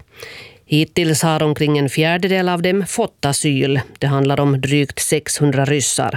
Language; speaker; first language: Swedish; native; Swedish